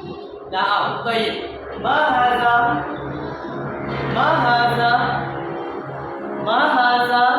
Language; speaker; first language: Arabic; non-native, learner; Malay